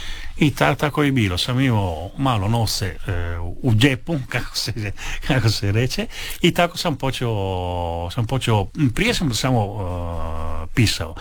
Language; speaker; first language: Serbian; non-native, fluent; Italian